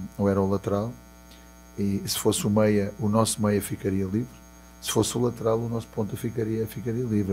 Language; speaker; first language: Portuguese; native; Portuguese